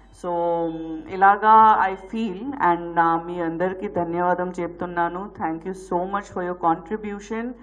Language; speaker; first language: Telugu; non-native, learner; Gujarati